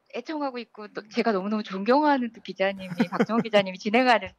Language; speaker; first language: Korean; native; Korean